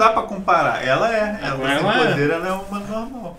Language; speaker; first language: Portuguese; native; Portuguese